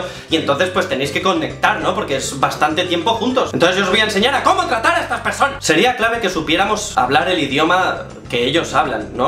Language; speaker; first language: Spanish; native; Spanish